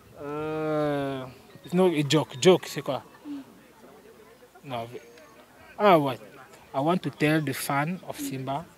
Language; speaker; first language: English; non-native, learner; French